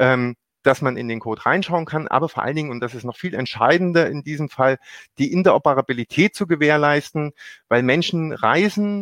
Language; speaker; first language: German; native; German